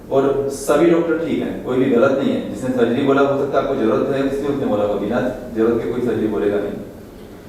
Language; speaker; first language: Hindi; non-native, local second language; Marathi